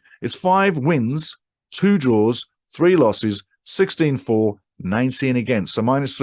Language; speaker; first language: English; native; English